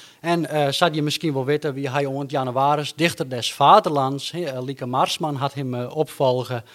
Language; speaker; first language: Dutch; non-native, local second language; Western Frisian